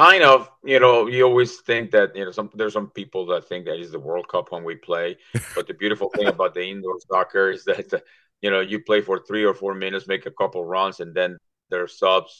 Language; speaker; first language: English; non-native, fluent; Spanish